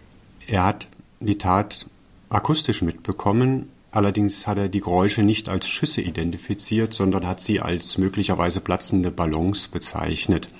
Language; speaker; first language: German; native; German